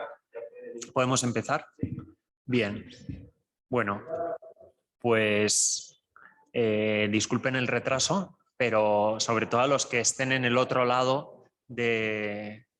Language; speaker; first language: Spanish; native; Spanish